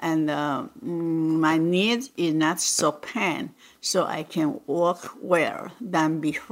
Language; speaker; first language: English; non-native, learner; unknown